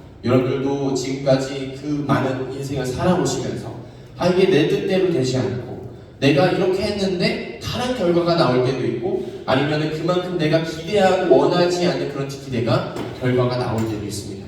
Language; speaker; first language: Korean; native; Korean